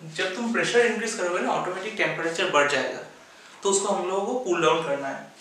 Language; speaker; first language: Hindi; native; Hindi